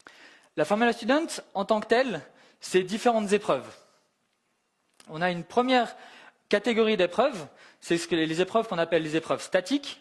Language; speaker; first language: French; native; French